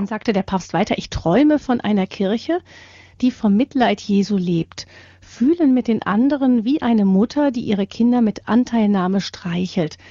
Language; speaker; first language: German; native; German